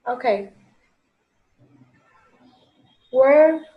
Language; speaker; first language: English; non-native, fluent; Vietnamese